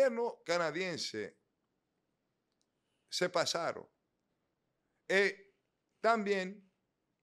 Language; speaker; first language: Spanish; native; Spanish